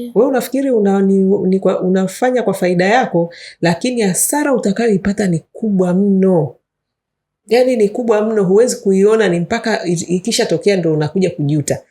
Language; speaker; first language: Swahili; native; Swahili